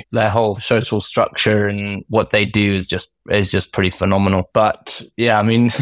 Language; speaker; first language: English; native; English